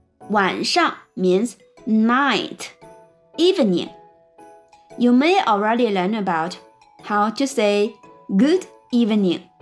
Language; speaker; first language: English; non-native, fluent; Chinese